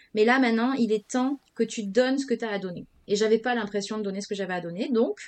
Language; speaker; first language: French; native; French